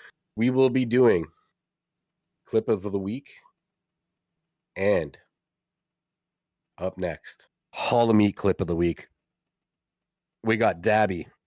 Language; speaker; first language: English; native; English